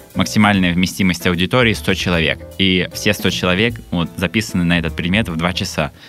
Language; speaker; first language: Russian; native; Russian